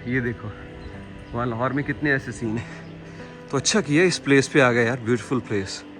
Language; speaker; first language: Urdu; native; Urdu